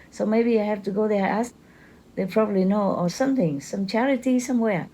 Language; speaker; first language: English; non-native, fluent; Vietnamese